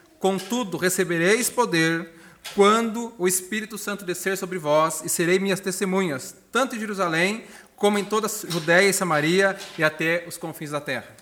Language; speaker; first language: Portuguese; native; Portuguese